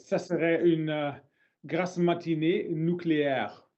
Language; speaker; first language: French; non-native, learner; English